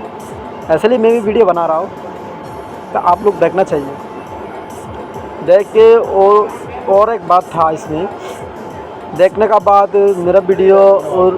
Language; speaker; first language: Hindi; non-native, learner; Bangla